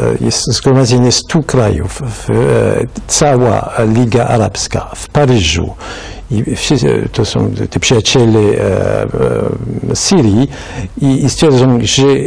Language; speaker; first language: Polish; non-native, fluent; French